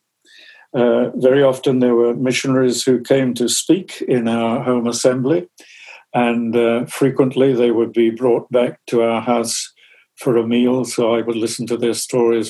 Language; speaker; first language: English; native; English